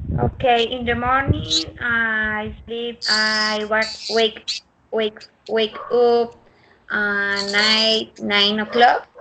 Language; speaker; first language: English; non-native, learner; Spanish